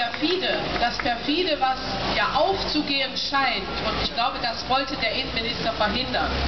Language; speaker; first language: German; native; German